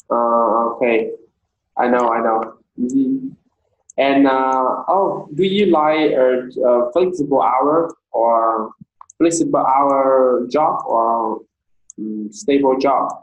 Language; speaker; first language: English; non-native, learner; Vietnamese